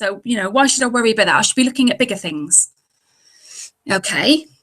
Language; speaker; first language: English; native; English